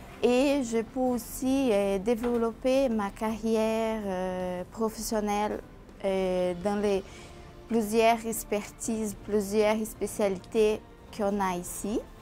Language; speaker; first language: French; non-native, fluent; Portuguese